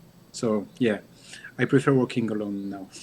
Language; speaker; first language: English; non-native, learner; French